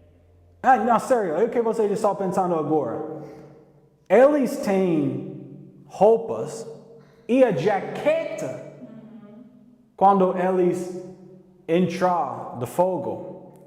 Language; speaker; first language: Portuguese; non-native, learner; English